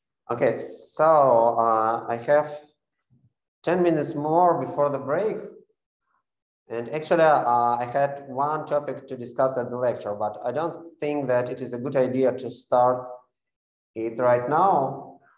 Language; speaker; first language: English; non-native, fluent; Russian